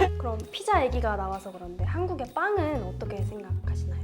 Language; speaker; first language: Korean; native; Korean